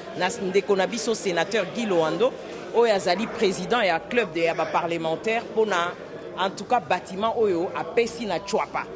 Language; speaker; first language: Lingala; native; Lingala